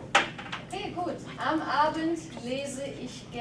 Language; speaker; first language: German; non-native, fluent; English